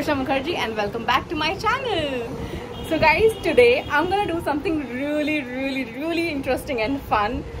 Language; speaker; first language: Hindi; non-native, local second language; Bangla